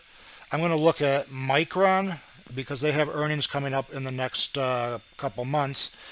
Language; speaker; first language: English; native; English